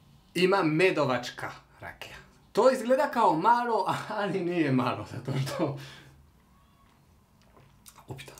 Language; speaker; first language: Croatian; non-native, learner; French